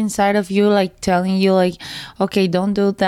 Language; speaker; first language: English; non-native, learner; Spanish